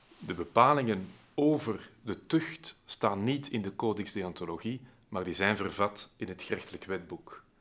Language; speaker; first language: Dutch; native; Dutch